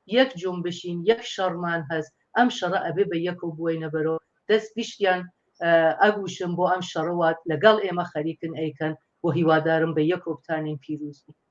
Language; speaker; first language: Central Kurdish; non-native, local second language; Persian